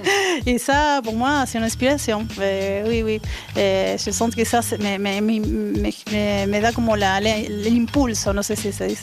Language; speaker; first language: French; non-native, learner; Spanish